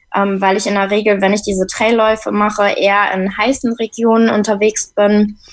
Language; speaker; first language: German; native; German